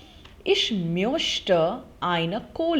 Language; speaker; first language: German; non-native, fluent; Hindi